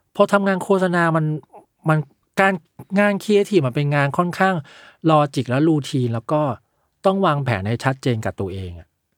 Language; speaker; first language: Thai; early bilingual, other home language; Chinese